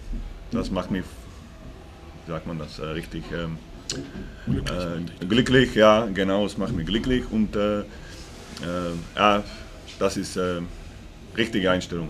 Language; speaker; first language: German; non-native, fluent; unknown